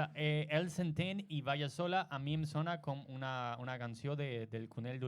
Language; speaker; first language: Catalan; non-native, learner; Spanish